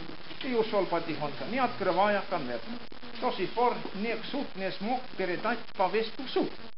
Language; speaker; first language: Russian; non-native, local second language; Estonian